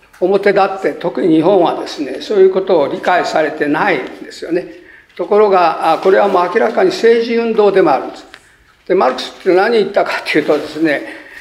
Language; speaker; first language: Japanese; native; Japanese